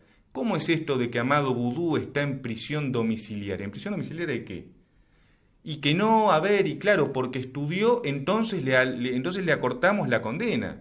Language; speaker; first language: Spanish; native; Spanish